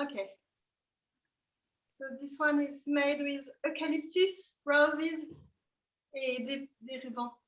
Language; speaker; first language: English; non-native, learner; French